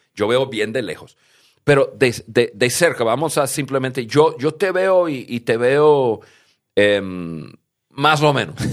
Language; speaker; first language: Spanish; early bilingual, heritage; English